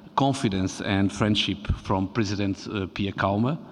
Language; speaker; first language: English; non-native, fluent; Portuguese